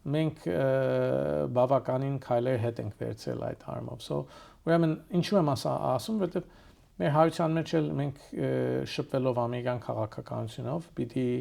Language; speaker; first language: Armenian; early bilingual, heritage; Armenian